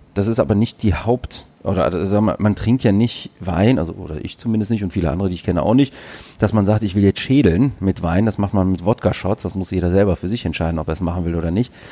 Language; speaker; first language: German; early bilingual, other home language; Greek